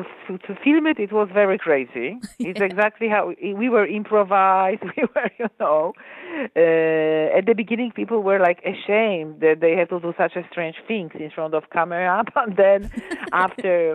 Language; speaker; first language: English; non-native, fluent; Polish